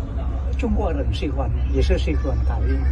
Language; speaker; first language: Chinese; non-native, learner; Indonesian